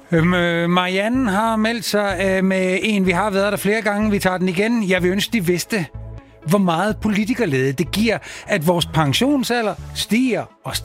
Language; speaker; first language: Danish; native; Danish